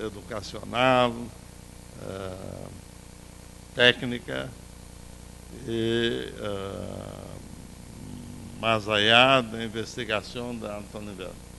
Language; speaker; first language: Portuguese; non-native, fluent; Spanish